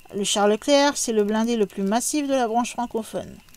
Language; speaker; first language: French; native; French